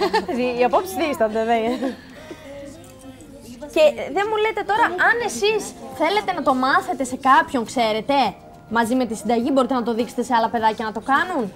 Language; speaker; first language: Greek; native; Greek